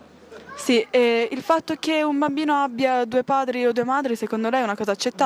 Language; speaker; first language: Italian; native; Italian